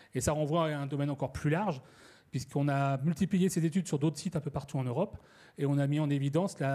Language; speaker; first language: French; native; French